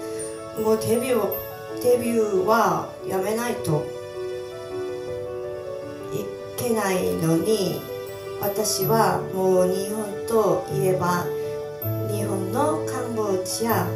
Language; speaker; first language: Japanese; non-native, learner; Korean